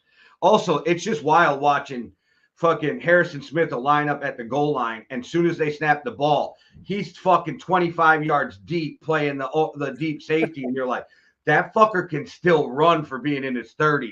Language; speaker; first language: English; native; English